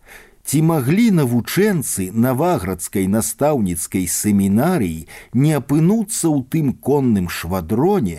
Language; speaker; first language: Belarusian; native; Belarusian